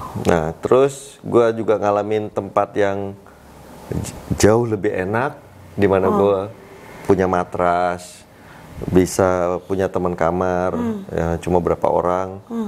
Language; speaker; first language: Indonesian; native; Indonesian